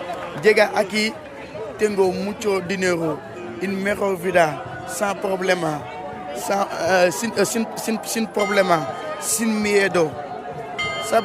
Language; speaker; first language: Spanish; non-native, learner; Wolof